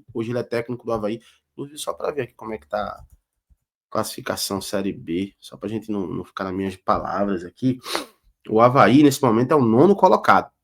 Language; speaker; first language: Portuguese; native; Portuguese